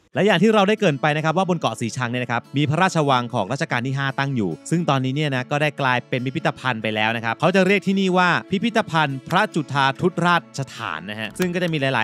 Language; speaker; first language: Thai; native; Thai